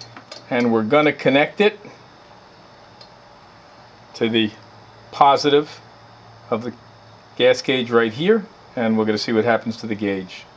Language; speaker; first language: English; native; English